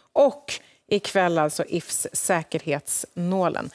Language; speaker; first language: Swedish; native; Swedish